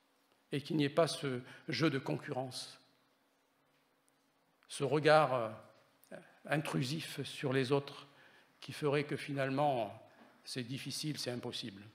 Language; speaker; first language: French; native; French